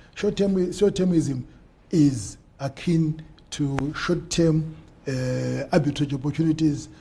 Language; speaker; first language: English; non-native, local second language; Shona